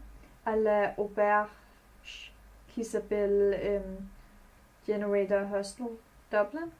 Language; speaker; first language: French; non-native, learner; Danish